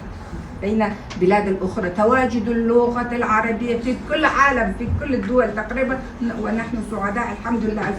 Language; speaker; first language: Arabic; non-native, fluent; Kazakh